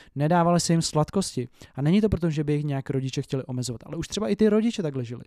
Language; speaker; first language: Czech; native; Czech